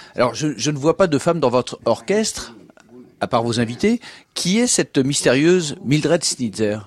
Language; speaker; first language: French; native; French